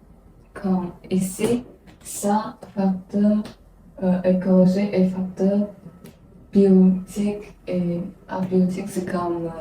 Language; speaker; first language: French; non-native, learner; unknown